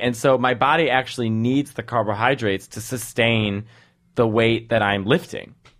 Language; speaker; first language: English; native; English